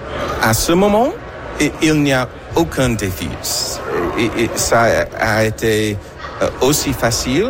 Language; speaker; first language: French; non-native, fluent; English